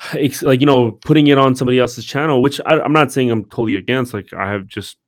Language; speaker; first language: English; native; English